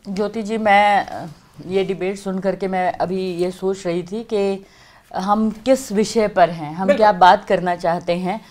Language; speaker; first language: Hindi; native; Hindi